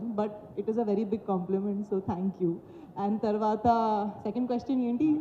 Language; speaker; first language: Telugu; non-native, learner; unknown